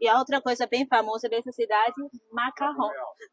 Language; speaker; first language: Portuguese; non-native, fluent; Chinese